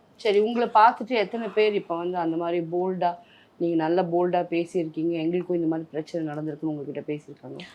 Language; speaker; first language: Tamil; native; Tamil